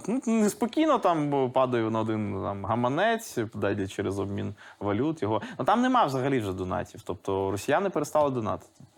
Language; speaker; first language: Ukrainian; native; Ukrainian